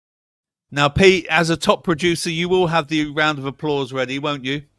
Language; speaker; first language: English; native; English